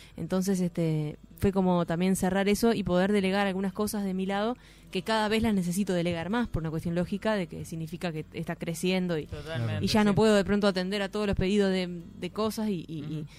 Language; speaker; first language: Spanish; native; Spanish